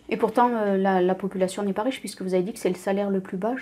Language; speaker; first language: French; native; French